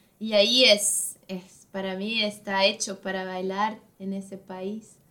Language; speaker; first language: Spanish; non-native, fluent; German